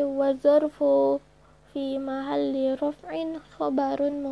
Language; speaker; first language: Arabic; non-native, learner; Indonesian